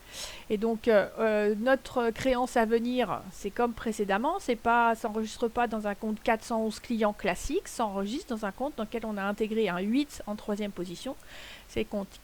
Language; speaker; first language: French; native; French